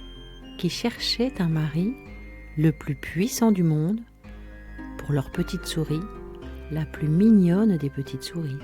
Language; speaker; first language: French; native; French